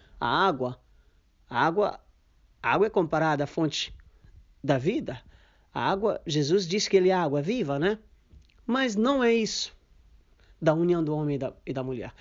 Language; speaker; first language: Portuguese; non-native, local second language; Kabuverdianu